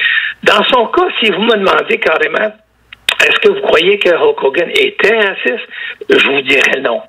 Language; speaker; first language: French; native; French